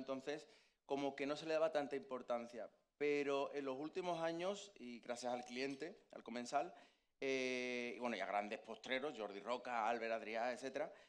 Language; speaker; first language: Spanish; native; Spanish